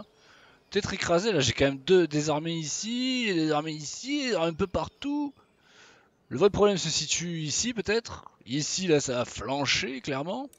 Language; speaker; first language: French; native; French